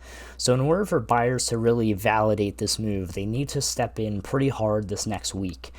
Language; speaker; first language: English; native; English